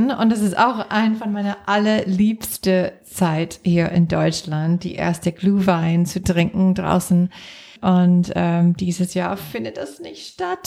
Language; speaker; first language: German; non-native, fluent; English